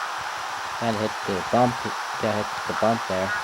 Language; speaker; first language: English; native; English